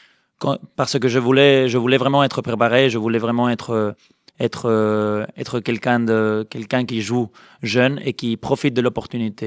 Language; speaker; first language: French; non-native, fluent; Spanish